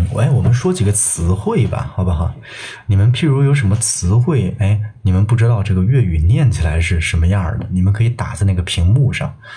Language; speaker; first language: Chinese; non-native, local second language; Cantonese